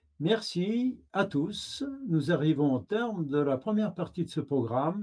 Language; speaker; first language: French; native; French